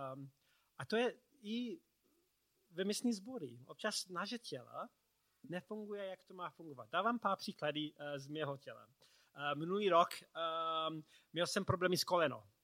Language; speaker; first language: Czech; non-native, fluent; English